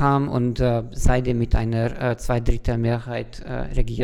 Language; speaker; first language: German; non-native, fluent; Hungarian